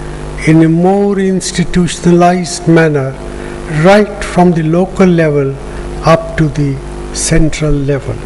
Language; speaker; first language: English; non-native, local second language; Punjabi